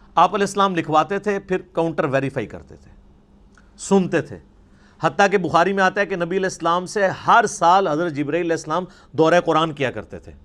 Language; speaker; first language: Urdu; non-native, local second language; Punjabi